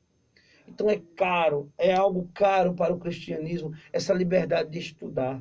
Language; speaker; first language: Portuguese; native; Portuguese